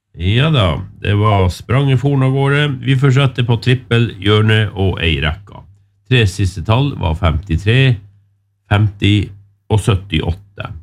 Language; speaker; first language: Norwegian; native; Norwegian